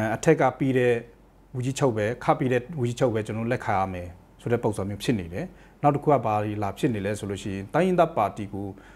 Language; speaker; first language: Burmese; non-native, local second language; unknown